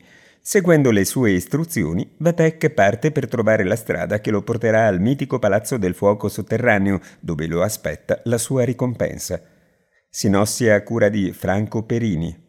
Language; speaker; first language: Italian; native; Italian